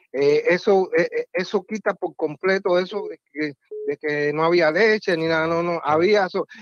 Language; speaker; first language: Spanish; native; Spanish